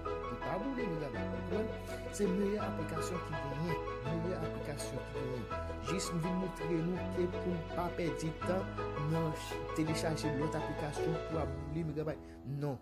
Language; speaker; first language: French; non-native, local second language; Haitian Creole